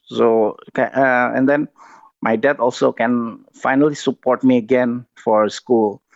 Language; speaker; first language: English; non-native, fluent; Indonesian